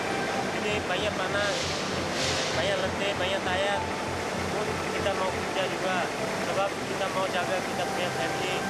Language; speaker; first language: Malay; non-native, learner; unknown